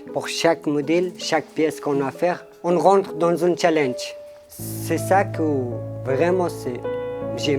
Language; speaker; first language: French; non-native, fluent; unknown